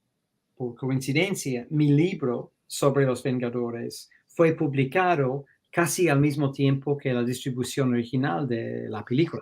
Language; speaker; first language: Spanish; non-native, fluent; English